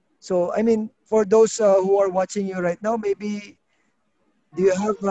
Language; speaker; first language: English; non-native, local second language; Filipino